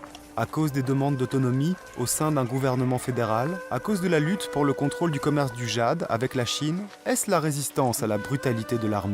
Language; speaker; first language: French; native; French